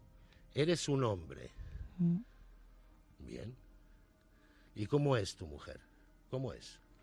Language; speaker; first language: Spanish; native; Spanish